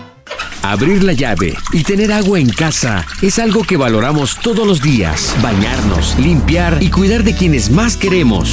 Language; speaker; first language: Spanish; native; Spanish